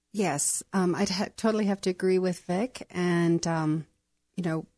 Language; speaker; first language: English; native; English